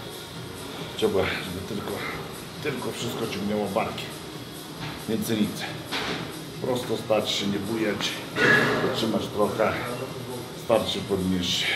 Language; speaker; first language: Polish; non-native, fluent; Lithuanian